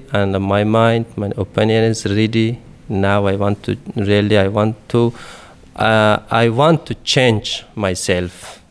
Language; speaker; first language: English; non-native, learner; Persian